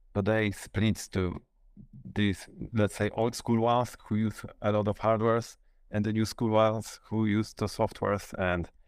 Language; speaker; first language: English; non-native, fluent; Polish